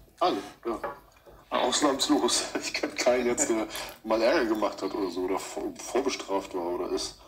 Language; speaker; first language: German; early bilingual, other home language; Turkish